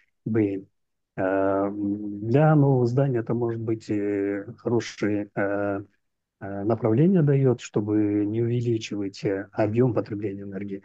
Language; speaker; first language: Russian; non-native, local second language; Uzbek